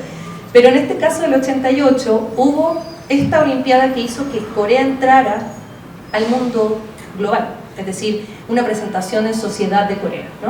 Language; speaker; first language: Spanish; native; Spanish